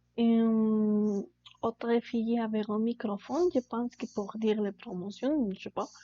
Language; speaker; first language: French; non-native, learner; Spanish